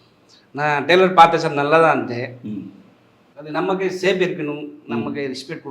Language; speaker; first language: Tamil; non-native, learner; Hindi